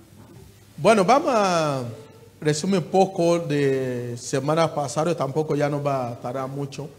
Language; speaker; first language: Spanish; non-native, learner; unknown